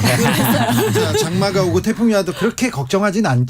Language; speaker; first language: Korean; native; Korean